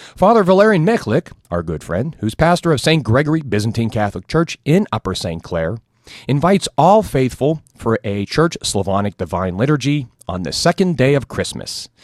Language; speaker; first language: English; native; English